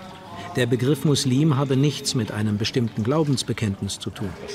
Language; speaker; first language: German; native; German